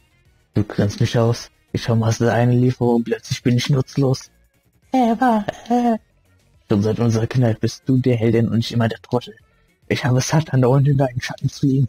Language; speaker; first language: German; native; German